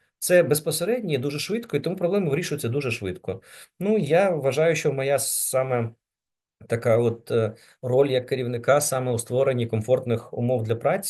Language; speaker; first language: Ukrainian; native; Ukrainian